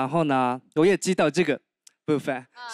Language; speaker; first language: Chinese; non-native, learner; Japanese